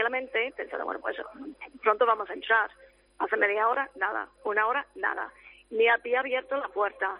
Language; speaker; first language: Spanish; non-native, fluent; English